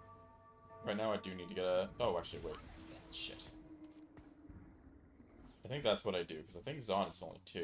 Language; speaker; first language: English; native; English